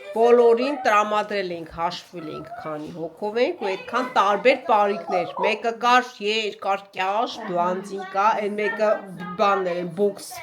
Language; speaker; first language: Armenian; native; Armenian